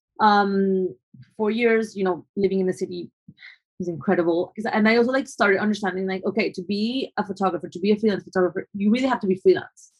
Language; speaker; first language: English; non-native, fluent; Spanish